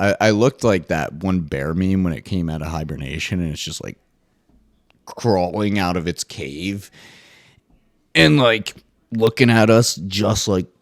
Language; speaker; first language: English; native; English